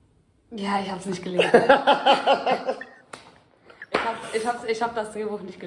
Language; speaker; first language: German; native; German